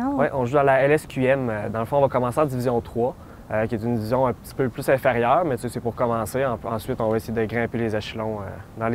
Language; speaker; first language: French; native; French